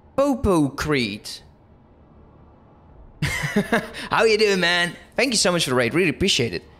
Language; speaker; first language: English; non-native, fluent; Dutch